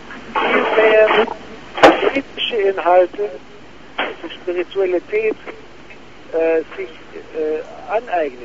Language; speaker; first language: German; non-native, fluent; Arabic